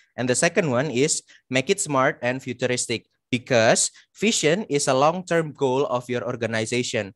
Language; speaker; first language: English; non-native, fluent; Indonesian